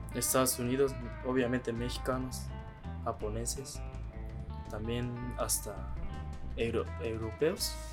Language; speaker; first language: Spanish; non-native, learner; Japanese